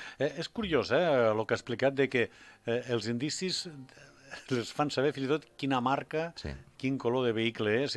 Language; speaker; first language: Catalan; native; Catalan